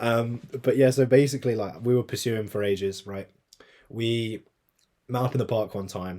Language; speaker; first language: English; native; English